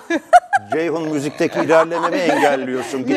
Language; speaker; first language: Turkish; native; Turkish